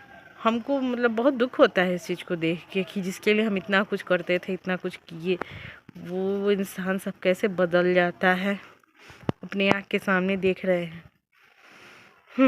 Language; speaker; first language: Hindi; native; Hindi